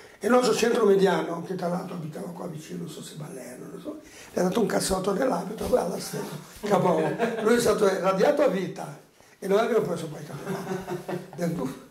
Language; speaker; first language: Italian; non-native, fluent; Portuguese